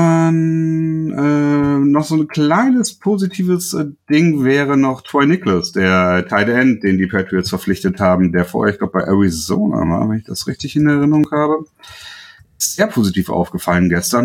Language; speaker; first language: German; native; German